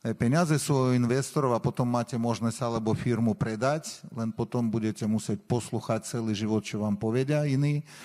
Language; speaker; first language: Slovak; non-native, fluent; Armenian